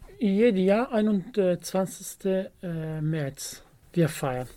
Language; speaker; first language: German; non-native, learner; Kurdish